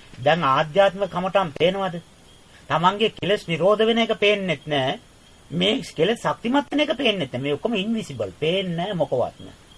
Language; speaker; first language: Sinhala; non-native, fluent; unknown